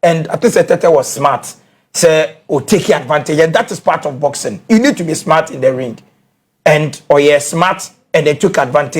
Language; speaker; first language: English; non-native, local second language; Akan